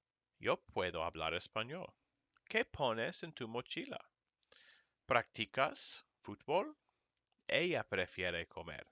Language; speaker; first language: Spanish; non-native, fluent; English